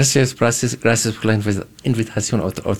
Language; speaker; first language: Spanish; non-native, fluent; English